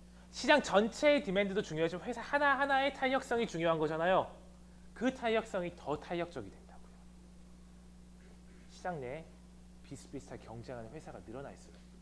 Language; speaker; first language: Korean; early bilingual, heritage; Korean